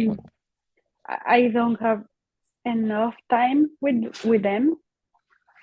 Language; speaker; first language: English; non-native, learner; Spanish